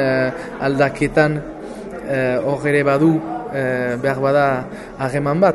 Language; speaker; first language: Basque; native; Basque